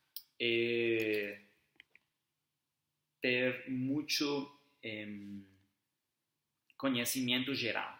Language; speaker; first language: Portuguese; non-native, fluent; Spanish